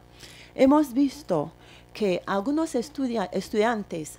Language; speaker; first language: Spanish; non-native, fluent; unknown